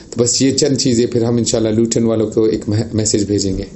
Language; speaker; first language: Urdu; early bilingual, other home language; Punjabi